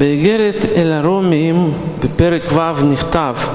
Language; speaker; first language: Hebrew; non-native, fluent; Russian